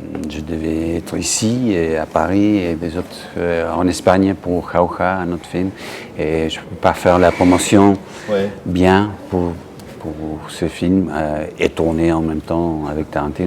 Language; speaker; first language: French; non-native, fluent; English